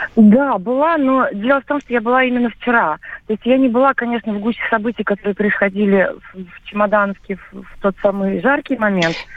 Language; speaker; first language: Russian; native; Russian